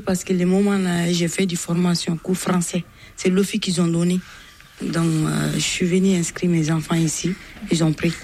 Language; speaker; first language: French; non-native, local second language; Bambara